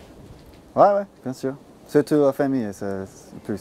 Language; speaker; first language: French; non-native, learner; English